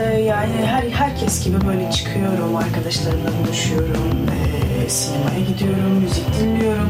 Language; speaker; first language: Turkish; early bilingual, heritage; Turkish